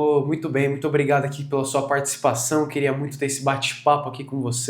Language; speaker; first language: Portuguese; native; Portuguese